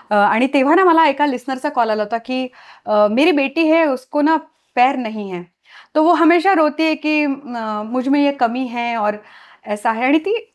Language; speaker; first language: Hindi; non-native, local second language; Marathi